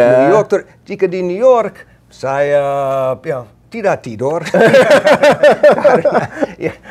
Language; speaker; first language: Indonesian; non-native, learner; English